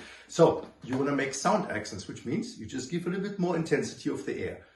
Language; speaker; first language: English; non-native, fluent; German